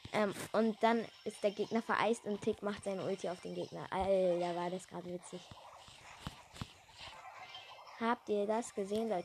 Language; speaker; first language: German; native; German